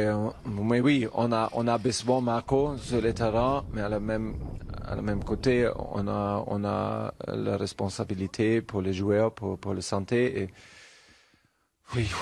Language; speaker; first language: French; non-native, learner; German